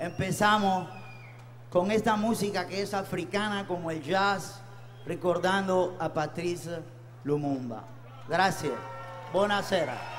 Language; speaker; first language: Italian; non-native, learner; Spanish